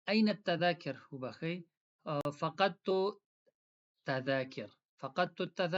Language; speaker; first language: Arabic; non-native, fluent; Pashto